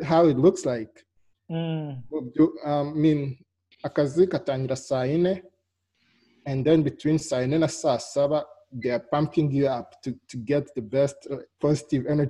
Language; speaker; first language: English; non-native, local second language; Kinyarwanda